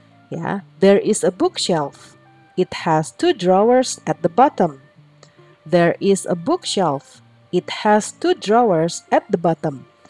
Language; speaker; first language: English; non-native, fluent; Indonesian